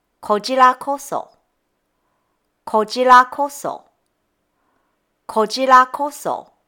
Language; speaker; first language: Japanese; non-native, fluent; Chinese